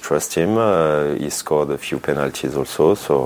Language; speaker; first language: English; non-native, fluent; French